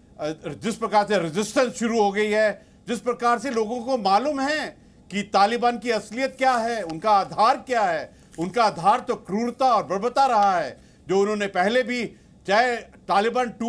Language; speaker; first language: Hindi; native; Hindi